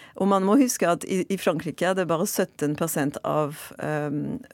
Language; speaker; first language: Norwegian; non-native, fluent; French